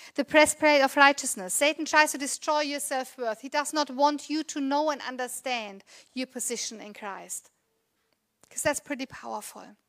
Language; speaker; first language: English; non-native, fluent; German